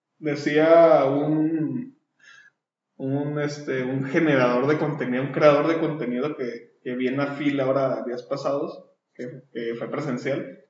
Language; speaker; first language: Spanish; native; Spanish